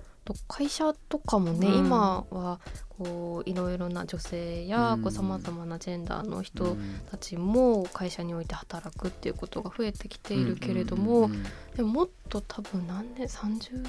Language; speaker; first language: Japanese; native; Japanese